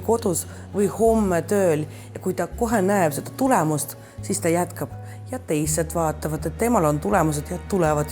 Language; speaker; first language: Estonian; non-native, local second language; Russian